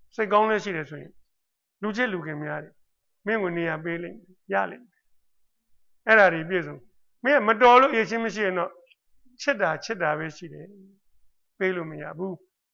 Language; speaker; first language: Burmese; native; Burmese